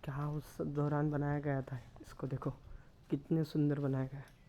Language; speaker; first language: Hindi; non-native, local second language; Marathi